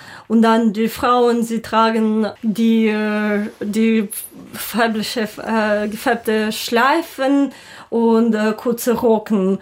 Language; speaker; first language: German; non-native, learner; Ukrainian